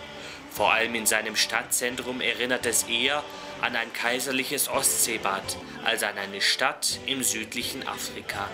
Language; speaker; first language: German; native; German